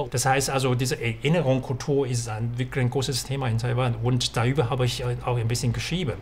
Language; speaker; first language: German; non-native, fluent; Chinese